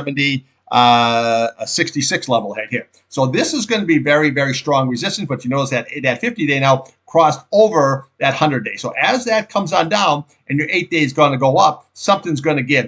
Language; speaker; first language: English; native; English